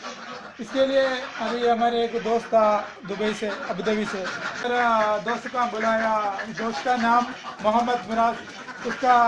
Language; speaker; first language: Hindi; non-native, local second language; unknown